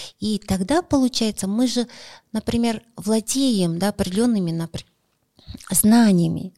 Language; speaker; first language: Russian; non-native, local second language; Kazakh